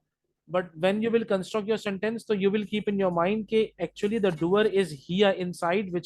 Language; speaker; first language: English; non-native, fluent; Urdu